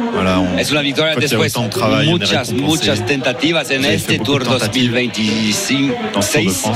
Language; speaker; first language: Spanish; non-native, learner; French